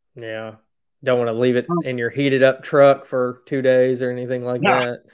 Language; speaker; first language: English; native; English